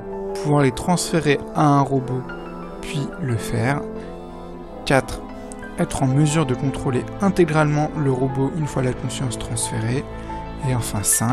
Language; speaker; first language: French; native; French